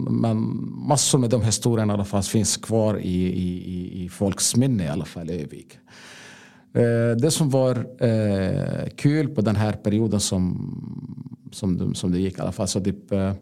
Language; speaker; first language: Swedish; non-native, fluent; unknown